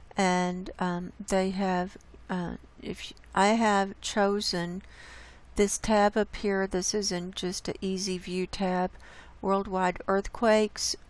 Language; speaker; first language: English; native; English